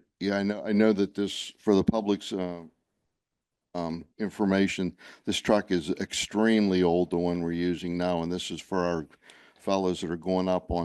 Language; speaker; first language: English; native; English